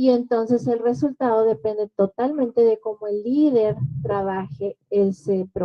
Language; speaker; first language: Spanish; native; Spanish